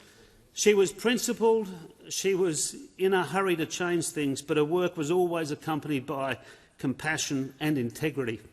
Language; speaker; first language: English; native; English